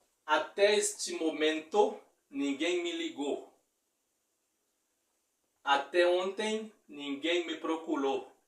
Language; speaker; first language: Portuguese; non-native, fluent; Haitian Creole